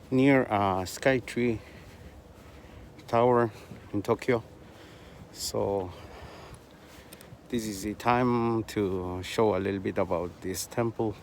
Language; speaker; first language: English; non-native, learner; Spanish